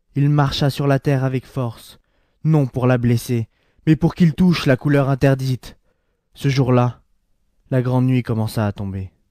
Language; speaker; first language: French; native; French